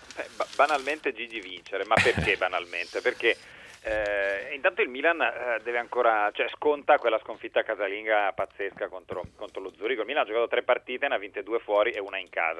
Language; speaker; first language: Italian; native; Italian